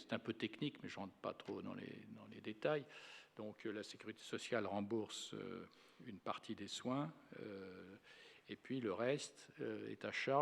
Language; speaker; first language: French; native; French